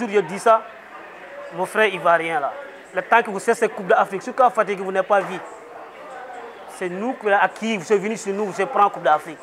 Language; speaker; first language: French; non-native, local second language; Wolof